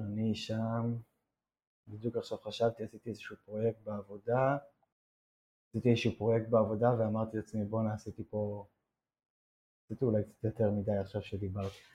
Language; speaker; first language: Hebrew; native; Hebrew